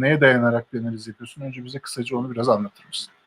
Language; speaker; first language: Turkish; native; Turkish